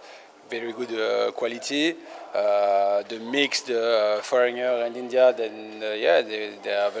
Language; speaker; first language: English; non-native, fluent; French